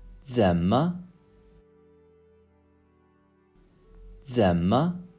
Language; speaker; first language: Chinese; non-native, fluent; English